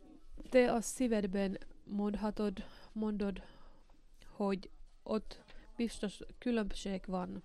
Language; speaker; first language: Hungarian; non-native, learner; Finnish